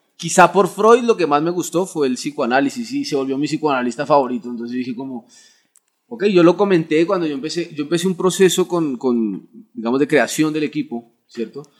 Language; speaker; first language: Spanish; native; Spanish